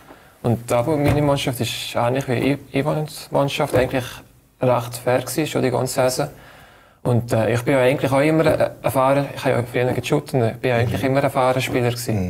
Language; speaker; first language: German; native; German